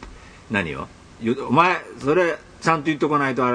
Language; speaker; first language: Japanese; native; Japanese